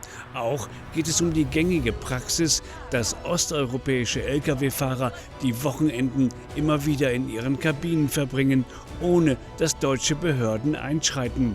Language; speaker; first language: German; native; German